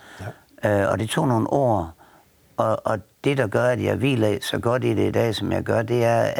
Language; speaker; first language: Danish; native; Danish